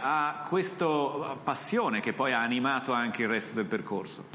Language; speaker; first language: Italian; native; Italian